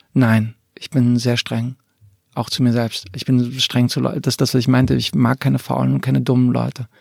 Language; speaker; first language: German; early bilingual, other home language; Croatian